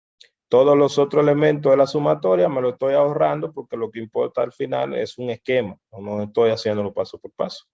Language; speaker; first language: Spanish; native; Spanish